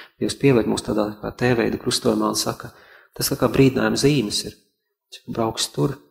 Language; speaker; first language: Latvian; native; Latvian